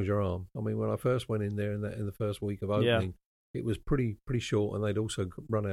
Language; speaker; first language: English; native; English